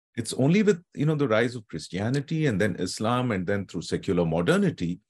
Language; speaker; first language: English; non-native, local second language; Telugu